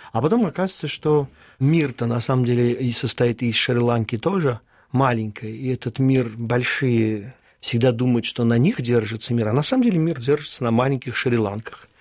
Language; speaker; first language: Russian; early bilingual, other home language; Armenian